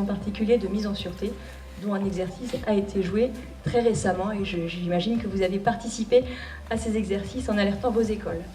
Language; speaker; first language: French; native; French